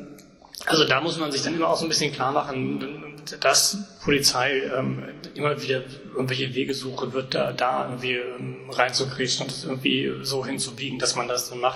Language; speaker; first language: German; native; German